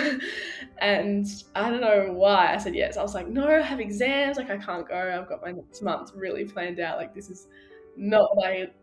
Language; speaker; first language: English; native; English